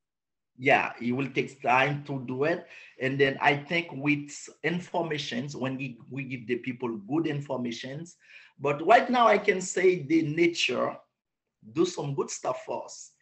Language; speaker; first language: English; non-native, learner; Haitian Creole